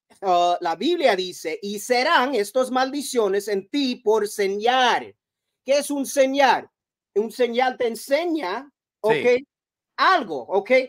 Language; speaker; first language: Spanish; early bilingual, heritage; Spanish